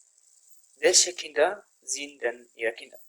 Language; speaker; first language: German; non-native, fluent; Tigrinya